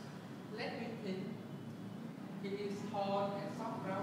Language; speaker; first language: English; non-native, learner; Vietnamese